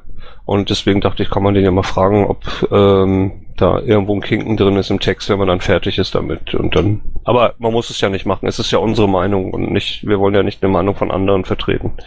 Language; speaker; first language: German; native; German